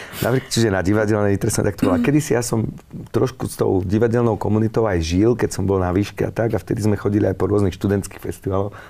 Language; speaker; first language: Slovak; native; Slovak